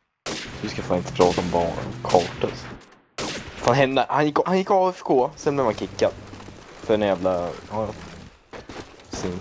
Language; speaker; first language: Swedish; native; Swedish